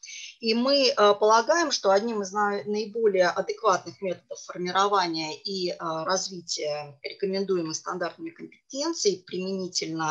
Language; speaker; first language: Russian; native; Russian